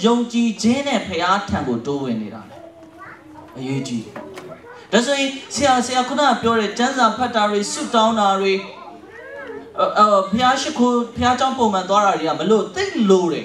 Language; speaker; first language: Burmese; native; Burmese